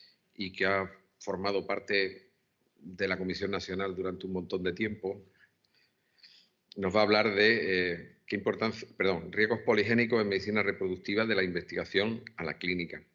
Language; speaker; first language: Spanish; native; Spanish